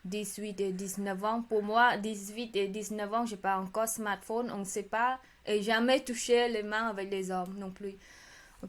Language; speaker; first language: French; non-native, learner; Khmer